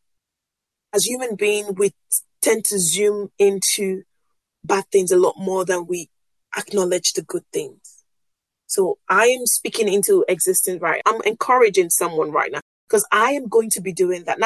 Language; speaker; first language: English; non-native, local second language; Yoruba